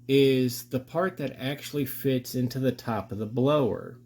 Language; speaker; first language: English; native; English